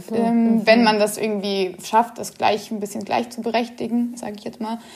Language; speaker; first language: German; native; German